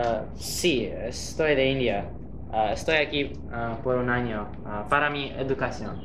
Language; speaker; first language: Spanish; non-native, learner; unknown